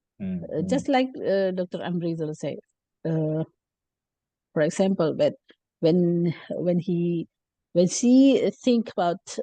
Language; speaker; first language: English; non-native, learner; Indonesian